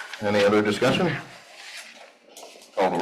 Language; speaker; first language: English; native; English